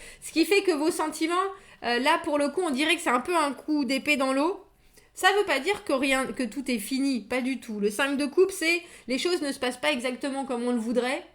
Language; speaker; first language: French; native; French